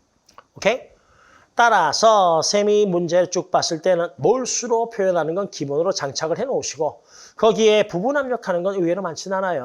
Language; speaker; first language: Korean; native; Korean